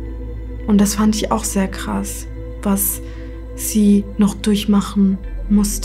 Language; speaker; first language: German; early bilingual, other home language; Kurdish